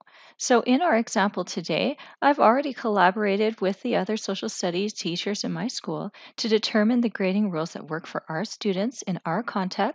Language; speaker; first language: English; native; English